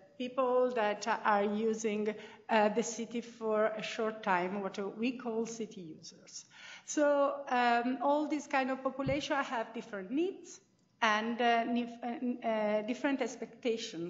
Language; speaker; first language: English; non-native, fluent; Italian